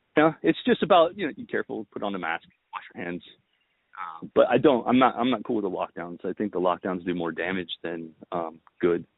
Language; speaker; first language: English; early bilingual, other home language; Romanian